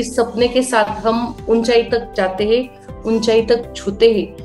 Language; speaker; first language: Hindi; native; Hindi